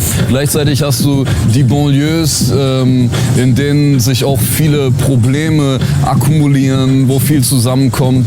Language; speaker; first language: German; native; German